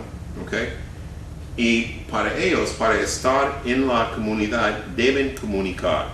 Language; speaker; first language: Spanish; non-native, fluent; English